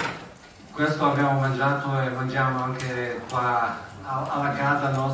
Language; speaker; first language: Italian; non-native, fluent; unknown